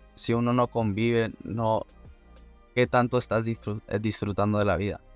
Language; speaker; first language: Spanish; early bilingual, heritage; Spanish